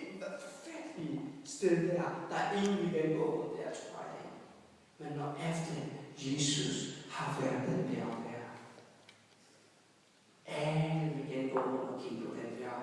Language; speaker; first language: Danish; non-native, fluent; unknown